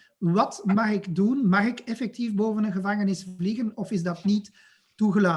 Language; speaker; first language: Dutch; non-native, local second language; French